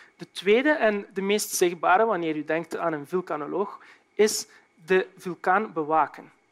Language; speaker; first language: Dutch; native; Dutch